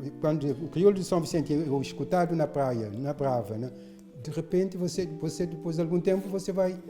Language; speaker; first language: Portuguese; non-native, local second language; Kabuverdianu